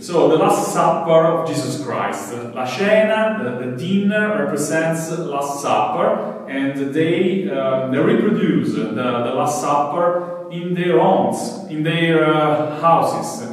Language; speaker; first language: English; non-native, fluent; Italian